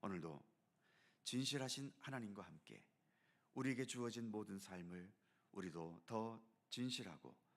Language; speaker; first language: Korean; native; Korean